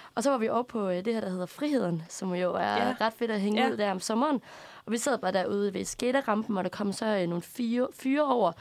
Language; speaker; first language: Danish; native; Danish